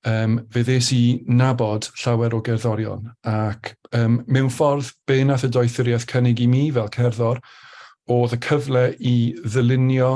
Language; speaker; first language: Welsh; native; Welsh